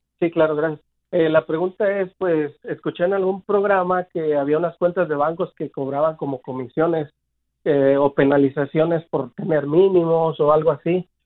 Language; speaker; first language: Spanish; native; Spanish